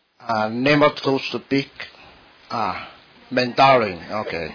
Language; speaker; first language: English; non-native, learner; Min Nan Chinese